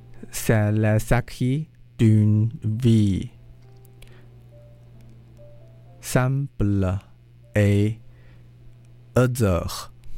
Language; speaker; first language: French; non-native, learner; Chinese